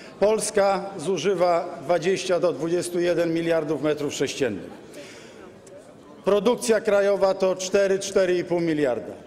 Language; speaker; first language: Polish; native; Polish